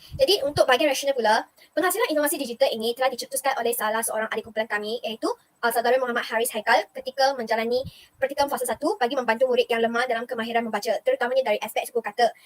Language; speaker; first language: Malay; non-native, local second language; Chinese